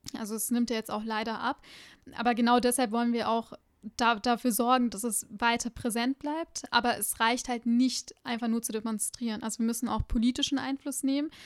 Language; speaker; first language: German; early bilingual, other home language; Urdu